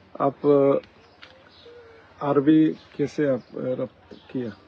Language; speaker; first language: Hindi; non-native, learner; Bangla